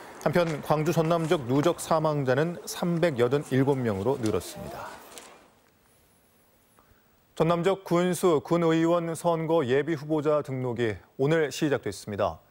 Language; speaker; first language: Korean; native; Korean